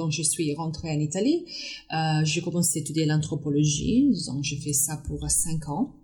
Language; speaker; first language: French; non-native, fluent; Italian